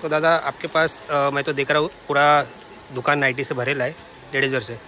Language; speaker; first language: Hindi; non-native, local second language; Marathi